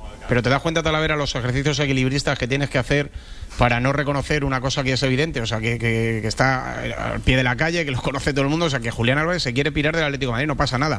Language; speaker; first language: Spanish; native; Spanish